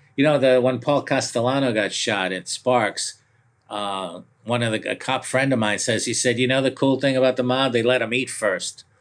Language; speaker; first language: English; early bilingual, other home language; Italian